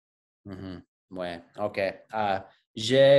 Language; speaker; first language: French; non-native, learner; English